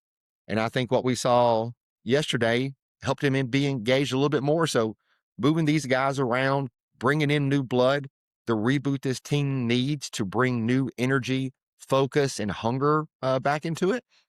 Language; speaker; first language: English; native; English